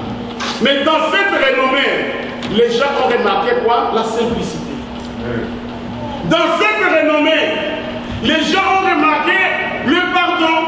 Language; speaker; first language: French; non-native, local second language; Lingala